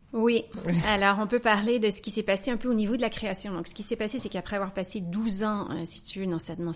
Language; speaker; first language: French; native; French